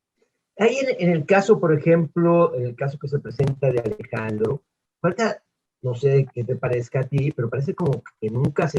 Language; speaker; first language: Spanish; native; Spanish